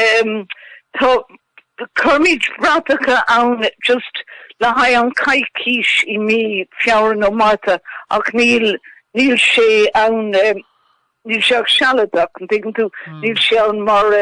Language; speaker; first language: Irish; non-native, local second language; English